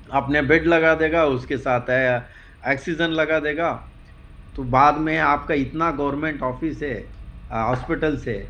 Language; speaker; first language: Hindi; non-native, local second language; Kannada